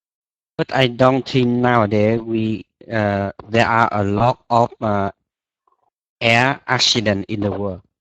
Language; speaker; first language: English; non-native, learner; Vietnamese